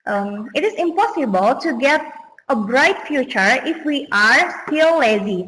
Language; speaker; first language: English; non-native, learner; Indonesian